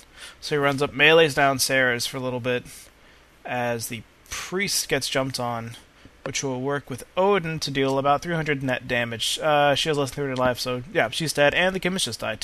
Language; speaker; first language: English; native; English